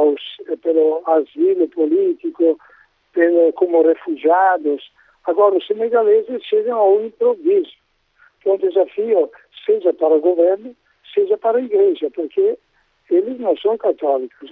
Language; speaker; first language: Portuguese; non-native, fluent; Italian